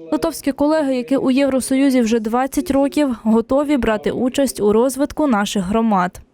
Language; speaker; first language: Ukrainian; native; Ukrainian